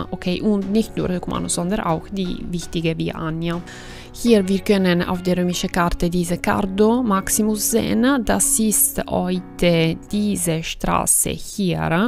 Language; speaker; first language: German; non-native, fluent; Italian